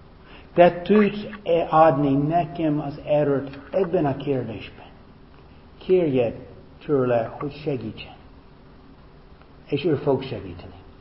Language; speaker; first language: Hungarian; non-native, fluent; English